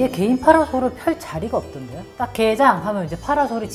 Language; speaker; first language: Korean; native; Korean